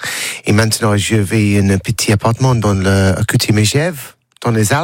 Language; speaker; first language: French; non-native, learner; English